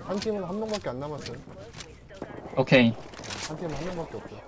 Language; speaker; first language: Korean; native; Korean